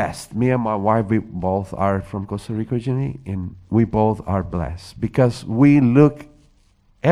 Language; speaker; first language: English; non-native, fluent; Spanish